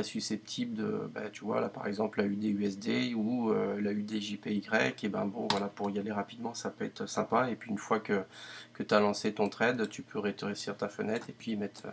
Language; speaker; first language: French; native; French